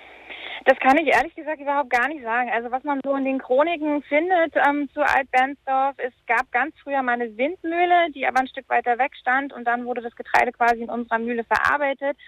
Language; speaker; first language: German; native; German